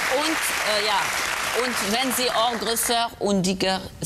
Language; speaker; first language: German; non-native, learner; French